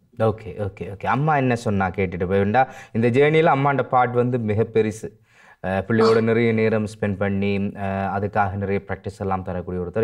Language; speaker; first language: Tamil; native; Tamil